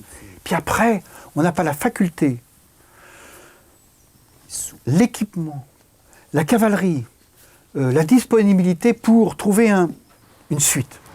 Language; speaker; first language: French; native; French